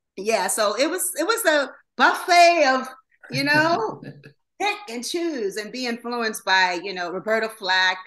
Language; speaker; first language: English; native; English